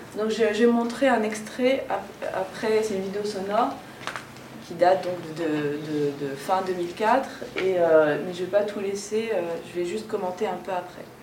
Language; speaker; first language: French; non-native, local second language; Arabic